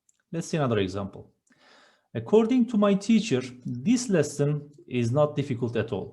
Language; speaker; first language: English; non-native, fluent; Turkish